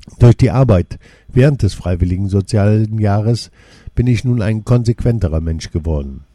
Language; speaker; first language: German; non-native, fluent; Portuguese